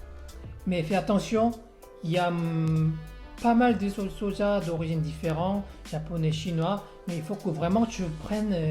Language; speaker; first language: French; non-native, learner; Korean